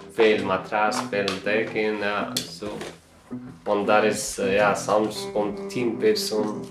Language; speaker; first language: Dutch; non-native, fluent; Persian